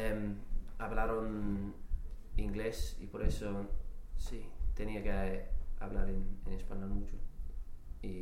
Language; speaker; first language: Spanish; non-native, learner; English